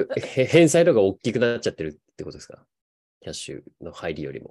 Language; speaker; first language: Japanese; native; Japanese